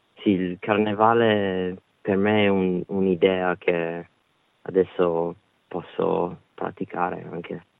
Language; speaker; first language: Italian; early bilingual, heritage; Italian